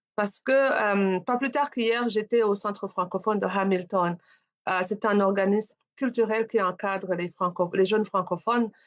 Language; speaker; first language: French; non-native, local second language; Rundi